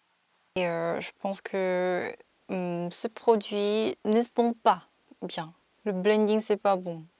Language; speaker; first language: French; non-native, fluent; Korean